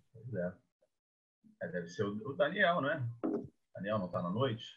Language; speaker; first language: Portuguese; native; Portuguese